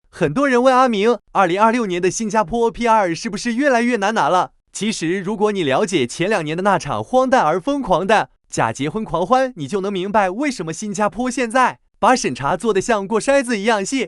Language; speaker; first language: Chinese; native; Chinese